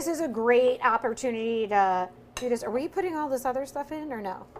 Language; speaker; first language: English; native; English